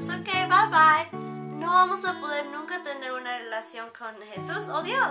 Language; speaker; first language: Spanish; early bilingual, heritage; Spanish